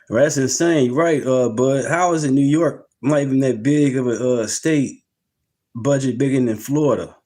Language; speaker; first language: English; native; English